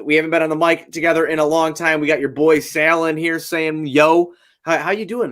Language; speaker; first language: English; native; English